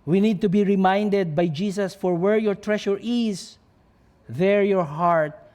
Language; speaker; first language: English; non-native, local second language; Filipino